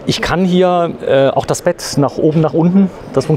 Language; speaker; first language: German; native; German